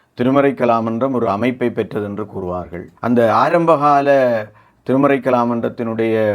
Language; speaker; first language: Tamil; native; Tamil